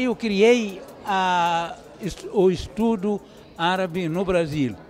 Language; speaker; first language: Portuguese; non-native, fluent; Arabic